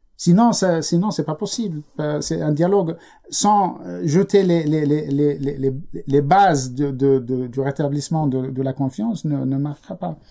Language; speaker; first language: French; non-native, local second language; Arabic